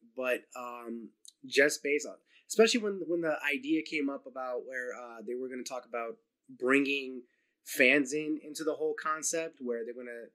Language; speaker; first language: English; native; English